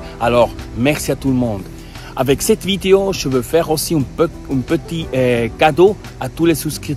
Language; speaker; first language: French; non-native, learner; Spanish